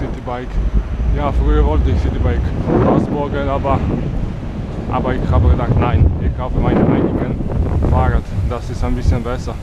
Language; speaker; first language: German; non-native, learner; Polish